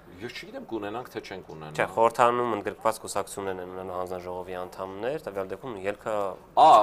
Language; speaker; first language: Armenian; native; Armenian